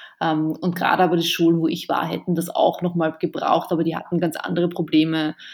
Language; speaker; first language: German; early bilingual, other home language; Bosnian